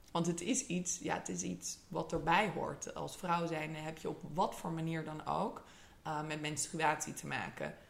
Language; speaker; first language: Dutch; early bilingual, other home language; English